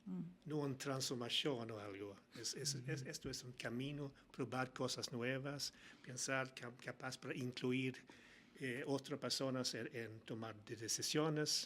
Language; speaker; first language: Spanish; non-native, learner; Swedish